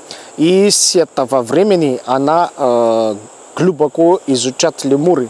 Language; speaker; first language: Russian; non-native, learner; Malagasy